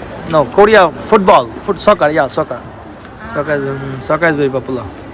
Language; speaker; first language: English; non-native, local second language; Bangla